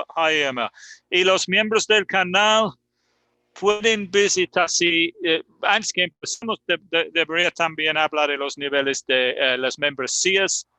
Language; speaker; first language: Spanish; non-native, fluent; English